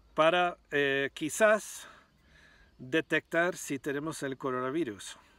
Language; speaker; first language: Spanish; non-native, fluent; English